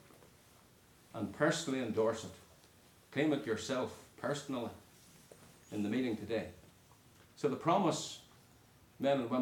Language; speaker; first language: English; native; English